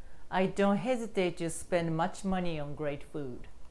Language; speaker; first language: English; non-native, fluent; Japanese